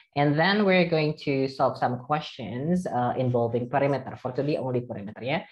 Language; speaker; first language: English; non-native, fluent; Indonesian